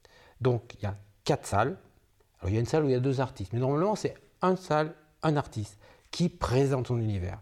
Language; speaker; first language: French; native; French